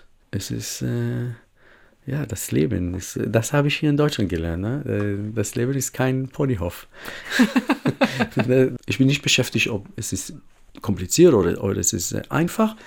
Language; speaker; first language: German; non-native, fluent; Hebrew